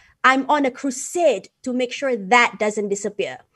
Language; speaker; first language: English; non-native, local second language; Malay